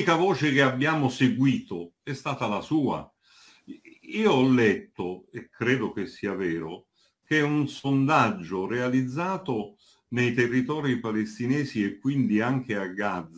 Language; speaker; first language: Italian; native; Italian